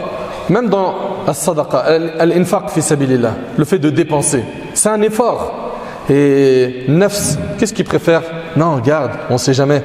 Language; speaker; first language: French; native; French